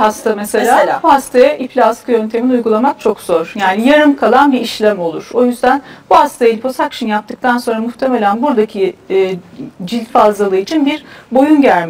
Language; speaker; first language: Turkish; native; Turkish